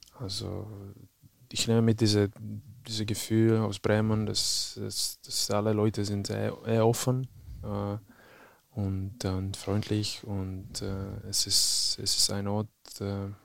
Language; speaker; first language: German; non-native, fluent; Czech